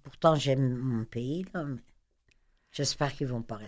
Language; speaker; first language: French; non-native, fluent; Persian